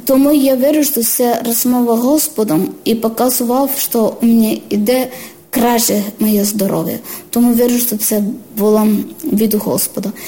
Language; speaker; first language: Ukrainian; non-native, learner; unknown